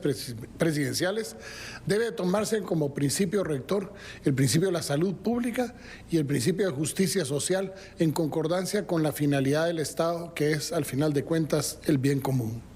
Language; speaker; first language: Spanish; native; Spanish